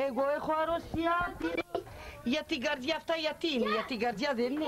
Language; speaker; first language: Greek; non-native, local second language; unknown